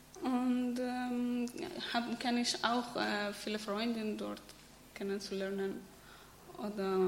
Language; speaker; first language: German; non-native, learner; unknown